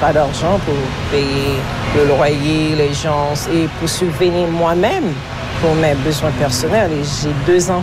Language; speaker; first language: French; non-native, local second language; Haitian Creole